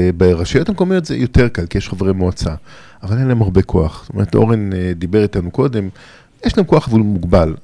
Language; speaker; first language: Hebrew; native; Hebrew